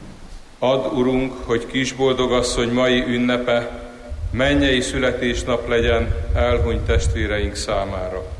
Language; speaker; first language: Hungarian; native; Hungarian